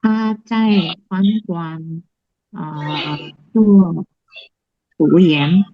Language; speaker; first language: Chinese; non-native, learner; Indonesian